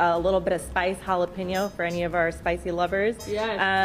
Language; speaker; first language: English; native; English